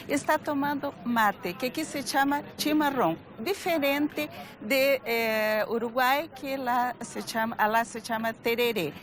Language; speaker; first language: Portuguese; early bilingual, other home language; Galician